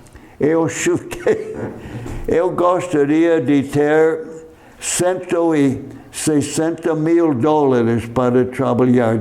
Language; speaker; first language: Portuguese; non-native, fluent; English